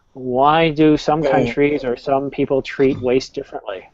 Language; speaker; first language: English; native; English